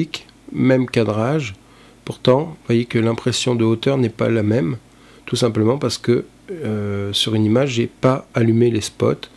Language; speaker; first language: French; native; French